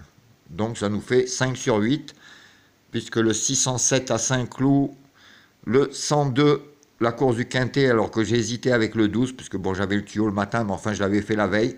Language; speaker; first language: French; native; French